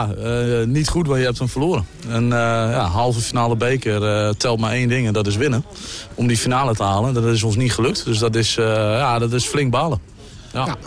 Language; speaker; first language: Dutch; native; Dutch